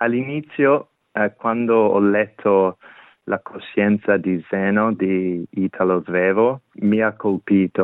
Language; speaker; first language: Italian; non-native, fluent; English